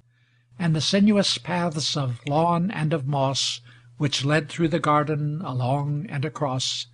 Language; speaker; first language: English; native; English